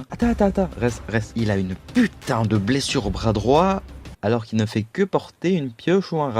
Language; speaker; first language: French; native; French